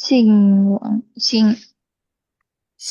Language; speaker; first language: Chinese; non-native, learner; Indonesian